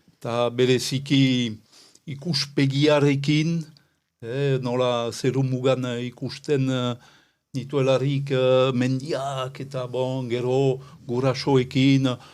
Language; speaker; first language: Basque; non-native, local second language; French